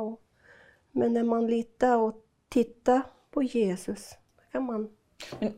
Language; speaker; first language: Swedish; non-native, fluent; Portuguese